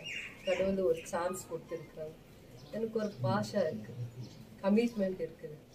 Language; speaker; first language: Tamil; non-native, local second language; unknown